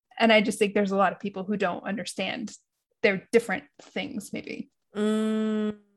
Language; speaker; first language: English; native; English